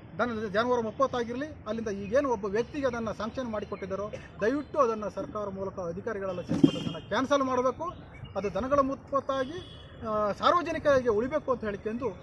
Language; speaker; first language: Kannada; native; Kannada